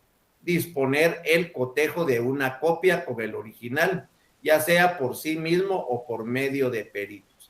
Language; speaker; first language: Spanish; native; Spanish